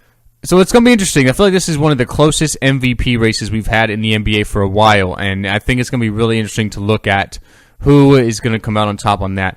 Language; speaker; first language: English; native; English